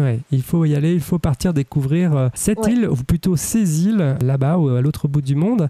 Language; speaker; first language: French; native; French